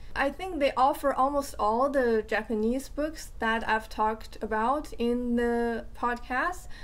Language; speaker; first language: English; non-native, fluent; Chinese